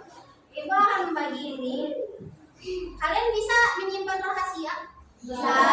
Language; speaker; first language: Indonesian; native; Indonesian